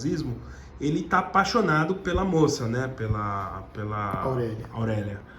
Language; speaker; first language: Portuguese; native; Portuguese